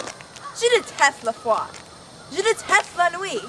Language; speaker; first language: French; non-native, learner; English